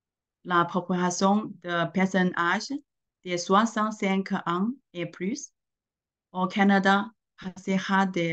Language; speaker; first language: French; non-native, learner; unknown